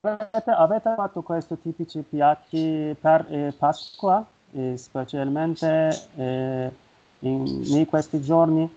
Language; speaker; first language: Italian; non-native, learner; Turkish